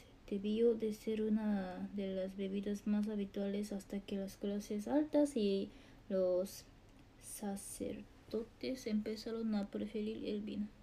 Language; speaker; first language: Spanish; non-native, learner; Japanese